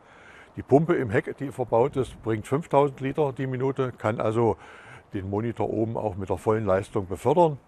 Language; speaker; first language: German; native; German